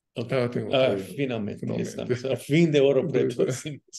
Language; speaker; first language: Portuguese; non-native, fluent; English